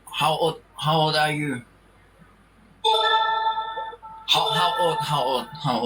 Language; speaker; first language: English; non-native, learner; Thai